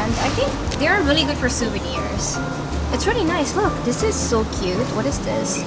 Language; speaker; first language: English; non-native, fluent; Japanese